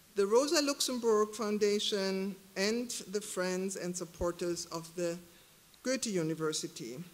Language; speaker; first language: English; non-native, fluent; German